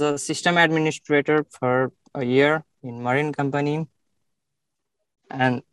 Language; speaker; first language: English; non-native, local second language; Nepali